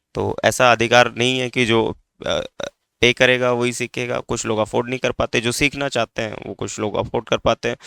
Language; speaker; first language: Hindi; native; Hindi